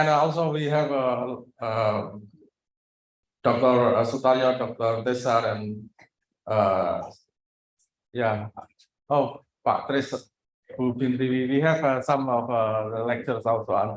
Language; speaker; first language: English; non-native, learner; Indonesian